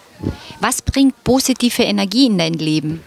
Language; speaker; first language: German; native; German